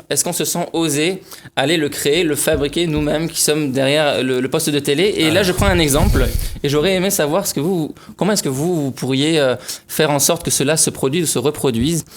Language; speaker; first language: French; native; French